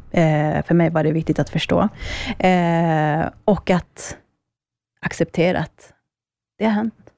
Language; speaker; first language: Swedish; early bilingual, other home language; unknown